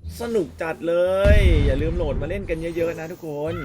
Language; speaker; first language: Thai; native; Thai